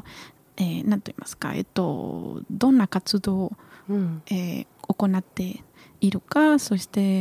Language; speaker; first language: Japanese; non-native, learner; Spanish